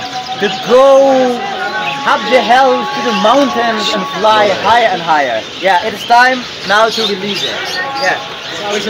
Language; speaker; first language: English; non-native, fluent; Persian